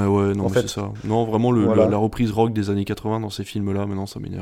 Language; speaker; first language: French; native; French